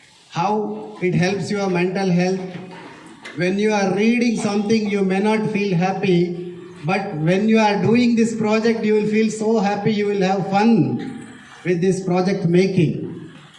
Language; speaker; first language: English; non-native, local second language; Telugu